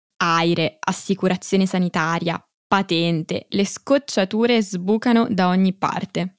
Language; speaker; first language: Italian; native; Italian